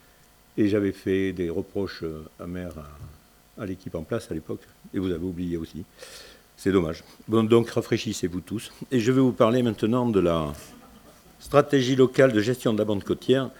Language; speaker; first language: French; native; French